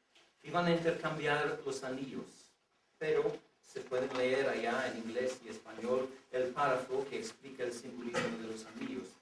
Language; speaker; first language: Spanish; non-native, fluent; English